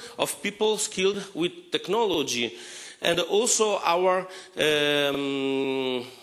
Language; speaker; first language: English; non-native, fluent; Italian